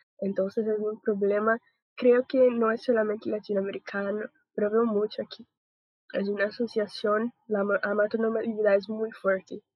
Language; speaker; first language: Spanish; non-native, learner; Portuguese